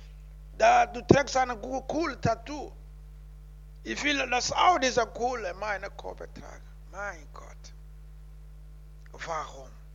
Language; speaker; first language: German; non-native, learner; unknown